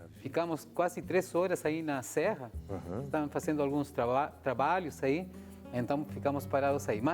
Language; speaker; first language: Portuguese; non-native, fluent; Spanish